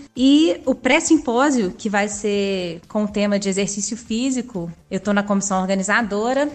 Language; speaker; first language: Portuguese; native; Portuguese